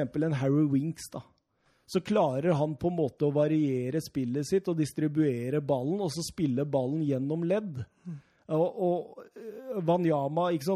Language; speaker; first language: Norwegian; native; Norwegian